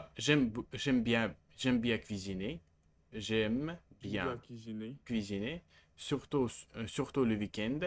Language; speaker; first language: French; non-native, learner; Russian